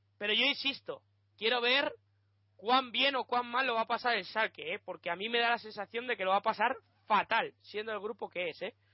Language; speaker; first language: Spanish; native; Spanish